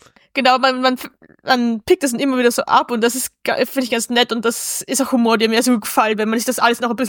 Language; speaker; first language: German; native; German